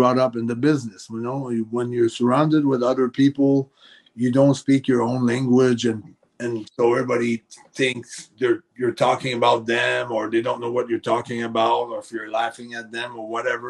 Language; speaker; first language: English; non-native, fluent; French